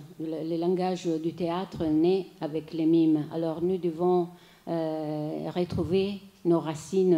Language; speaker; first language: French; non-native, fluent; Italian